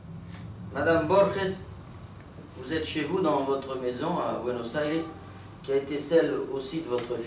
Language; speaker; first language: French; native; French